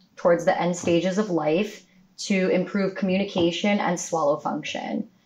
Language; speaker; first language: English; native; English